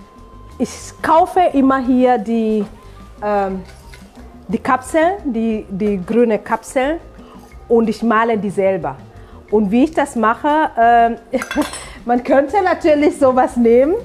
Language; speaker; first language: German; non-native, fluent; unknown